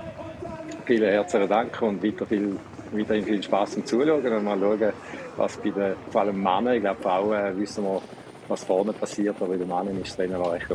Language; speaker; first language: German; native; German